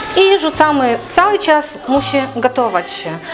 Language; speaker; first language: Polish; non-native, learner; Ukrainian